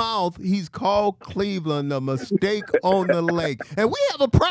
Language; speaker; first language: English; native; English